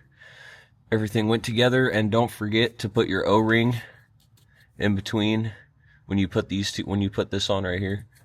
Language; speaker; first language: English; native; English